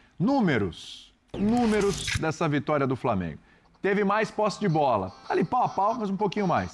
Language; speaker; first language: Portuguese; native; Portuguese